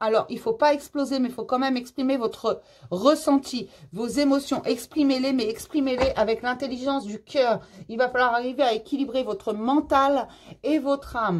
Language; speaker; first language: French; native; French